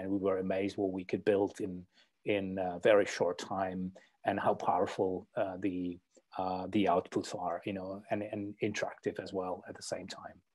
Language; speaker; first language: English; non-native, fluent; Czech